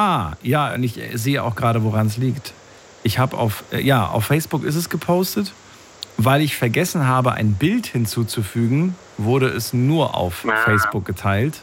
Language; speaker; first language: German; native; German